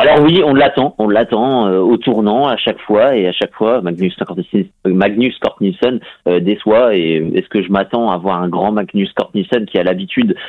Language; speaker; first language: French; native; French